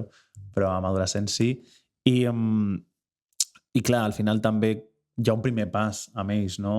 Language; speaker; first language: Catalan; native; Catalan